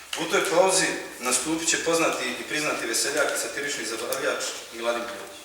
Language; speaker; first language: Bosnian; native; Bosnian